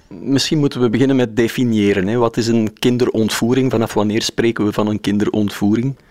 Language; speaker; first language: Dutch; native; Dutch